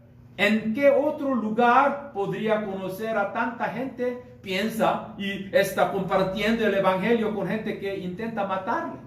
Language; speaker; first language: Spanish; non-native, learner; Korean